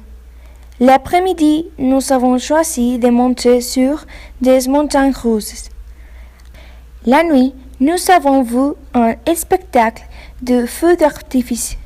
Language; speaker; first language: French; non-native, learner; Spanish